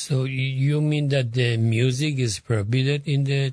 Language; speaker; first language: English; non-native, fluent; Persian